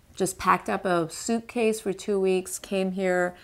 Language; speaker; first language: English; early bilingual, other home language; Persian